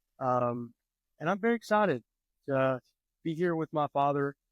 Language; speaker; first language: English; native; English